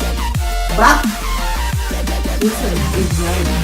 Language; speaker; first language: Bulgarian; native; Bulgarian